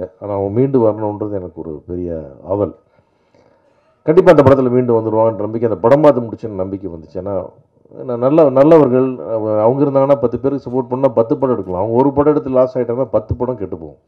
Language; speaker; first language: Tamil; native; Tamil